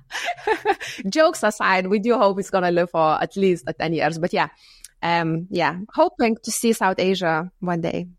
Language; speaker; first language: English; non-native, fluent; Lithuanian